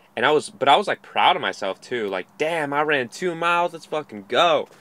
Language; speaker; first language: English; native; English